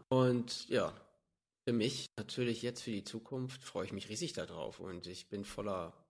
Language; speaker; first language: German; native; German